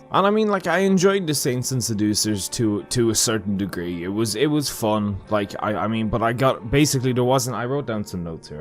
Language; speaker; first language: English; native; English